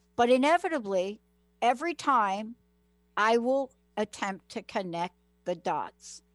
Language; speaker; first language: English; native; English